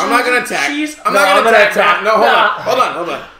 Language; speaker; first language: English; native; English